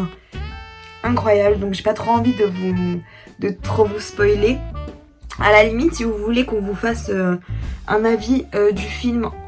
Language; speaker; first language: French; native; French